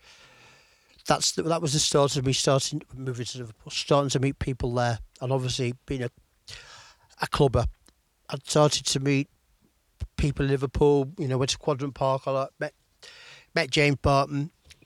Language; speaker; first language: English; native; English